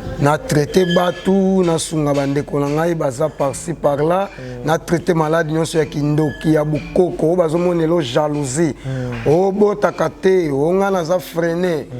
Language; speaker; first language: Lingala; non-native, local second language; Kongo